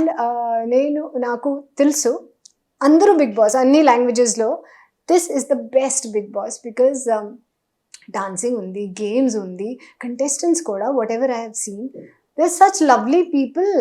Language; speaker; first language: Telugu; non-native, local second language; Hindi